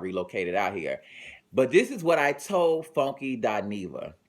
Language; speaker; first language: English; native; English